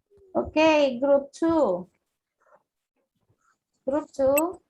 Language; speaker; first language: English; non-native, fluent; Indonesian